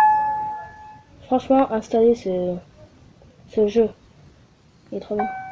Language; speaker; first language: French; native; French